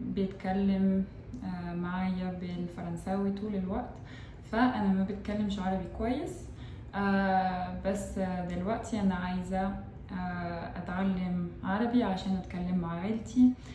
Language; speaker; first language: Arabic; non-native, learner; French